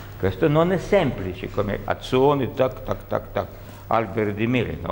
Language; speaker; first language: Italian; non-native, learner; Russian